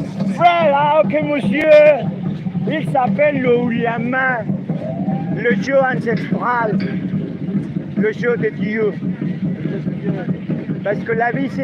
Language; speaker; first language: French; non-native, learner; Spanish